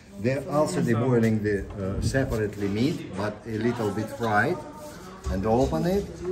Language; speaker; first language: English; non-native, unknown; Uzbek